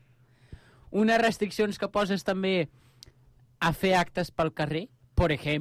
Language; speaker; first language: Catalan; native; Catalan